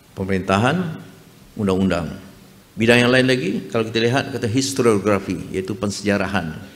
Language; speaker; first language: Malay; native; Malay